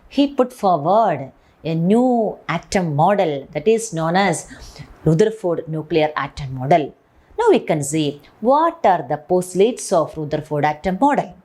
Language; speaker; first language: English; non-native, local second language; Malayalam